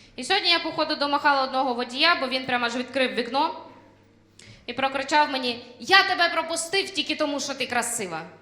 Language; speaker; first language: Ukrainian; non-native, local second language; Russian